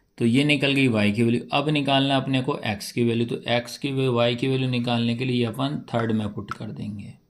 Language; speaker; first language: Hindi; native; Hindi